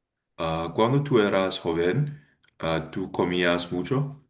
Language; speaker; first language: Spanish; non-native, learner; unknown